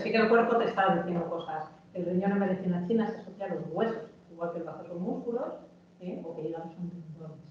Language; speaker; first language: Spanish; native; Spanish